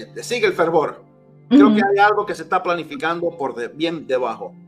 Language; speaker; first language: Spanish; early bilingual, heritage; Spanish